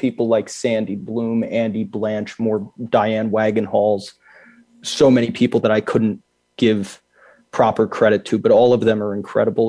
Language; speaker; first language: English; native; English